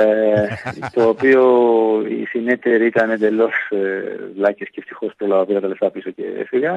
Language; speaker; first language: Greek; native; Greek